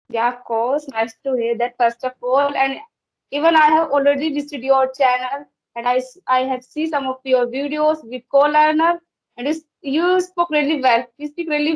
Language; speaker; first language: English; non-native, learner; Hindi